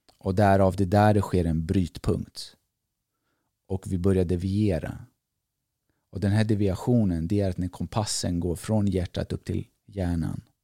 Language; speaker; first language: Swedish; early bilingual, other home language; Greek